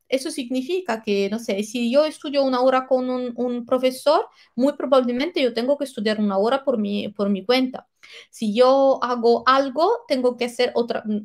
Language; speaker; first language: Spanish; non-native, fluent; Italian